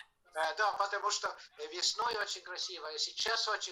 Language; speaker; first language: Russian; non-native, fluent; Estonian